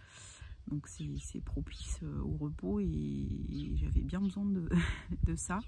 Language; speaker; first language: French; native; French